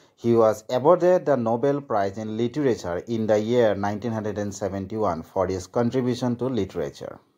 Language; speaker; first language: English; non-native, local second language; Assamese